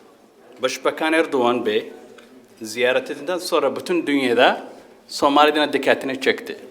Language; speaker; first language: Turkish; non-native, fluent; Somali